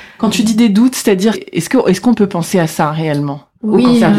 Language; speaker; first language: French; native; French